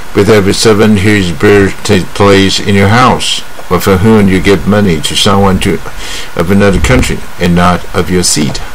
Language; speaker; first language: English; non-native, fluent; Chinese